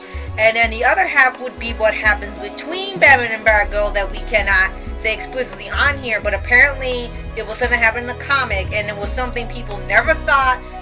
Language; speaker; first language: English; native; English